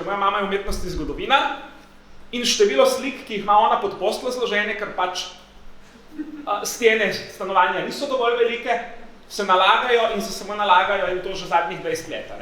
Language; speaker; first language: Slovenian; native; Slovenian